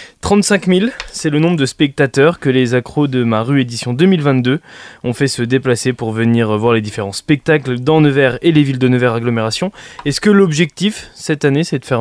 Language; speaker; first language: French; native; French